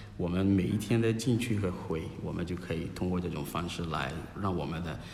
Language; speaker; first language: Chinese; non-native, fluent; Akan